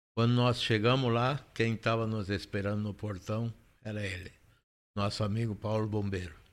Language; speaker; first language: Portuguese; native; Portuguese